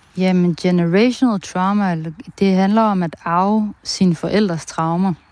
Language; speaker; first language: Danish; early bilingual, other home language; Bosnian